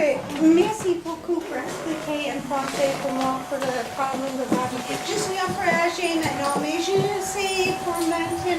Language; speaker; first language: French; non-native, learner; English